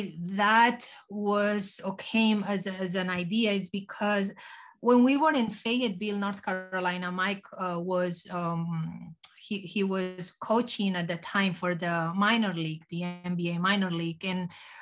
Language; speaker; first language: English; non-native, fluent; Spanish